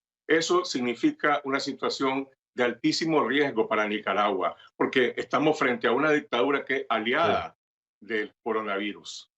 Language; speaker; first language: Spanish; native; Spanish